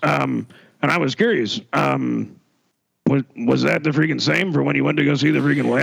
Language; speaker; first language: English; native; English